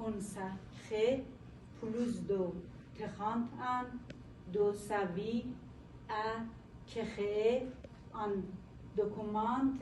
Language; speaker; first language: French; non-native, learner; Persian